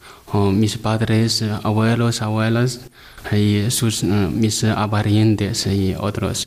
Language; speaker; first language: Spanish; non-native, learner; Chinese